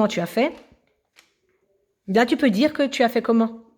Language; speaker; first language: French; native; French